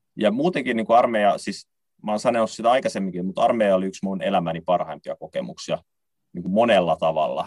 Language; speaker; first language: Finnish; native; Finnish